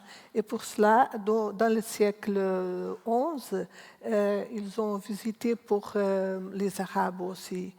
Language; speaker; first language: French; non-native, learner; Portuguese